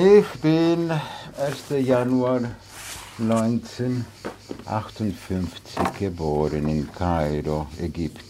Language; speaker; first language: German; non-native, fluent; Greek